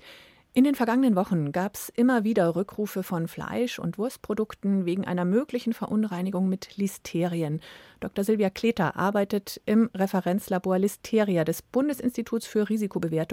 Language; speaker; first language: German; native; German